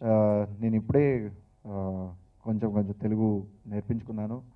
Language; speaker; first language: Telugu; non-native, learner; Tamil